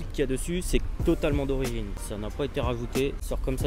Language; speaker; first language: French; native; French